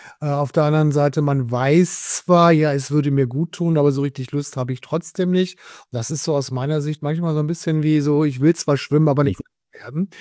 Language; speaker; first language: German; native; German